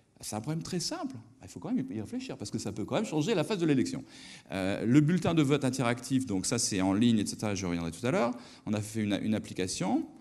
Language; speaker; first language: French; native; French